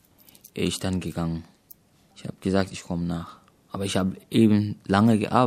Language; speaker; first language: German; non-native, fluent; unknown